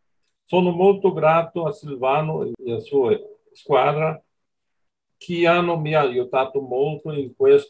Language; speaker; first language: Italian; non-native, learner; Portuguese